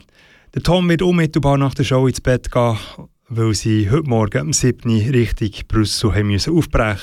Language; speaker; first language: German; native; German